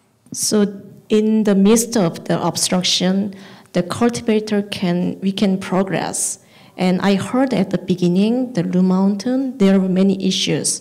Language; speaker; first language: English; non-native, fluent; Korean